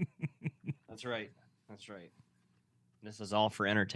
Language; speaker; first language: English; native; English